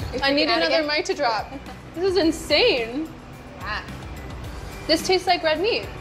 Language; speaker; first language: English; native; English